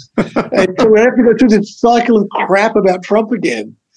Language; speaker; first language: English; native; English